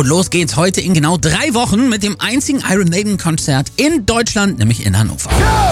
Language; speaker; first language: German; native; German